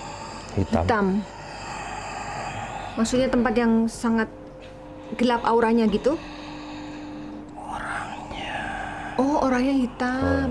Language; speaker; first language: Indonesian; native; Indonesian